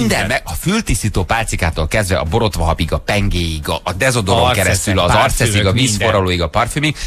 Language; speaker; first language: Hungarian; native; Hungarian